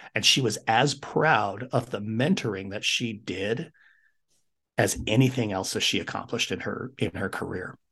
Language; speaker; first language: English; native; English